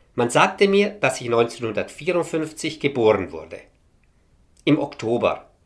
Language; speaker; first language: German; early bilingual, heritage; Romanian